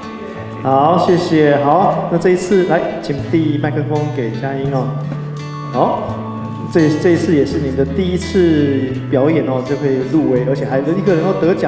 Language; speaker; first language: Chinese; native; Chinese